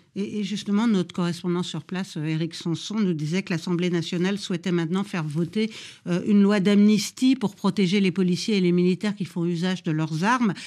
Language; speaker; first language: French; native; French